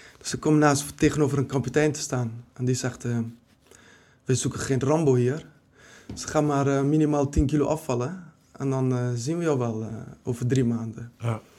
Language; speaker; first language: Dutch; early bilingual, other home language; Kurdish